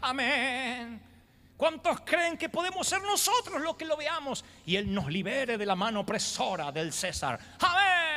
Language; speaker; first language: Spanish; native; Spanish